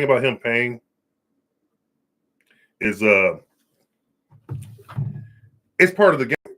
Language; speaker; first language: English; native; English